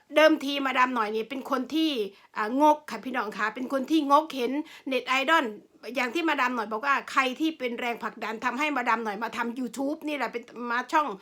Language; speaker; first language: Thai; non-native, local second language; Northeastern Thai